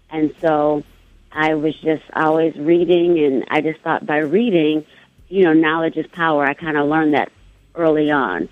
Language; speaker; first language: English; native; English